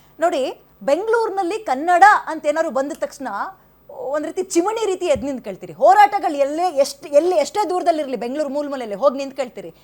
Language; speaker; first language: Kannada; native; Kannada